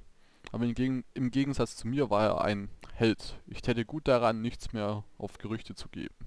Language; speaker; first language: German; native; German